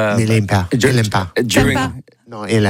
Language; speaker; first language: French; non-native, learner; English